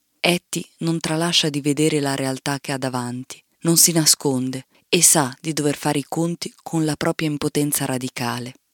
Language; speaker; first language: Italian; native; Italian